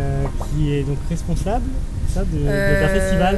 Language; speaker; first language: French; native; French